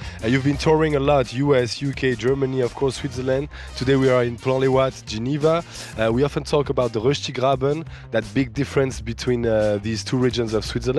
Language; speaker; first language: English; non-native, fluent; French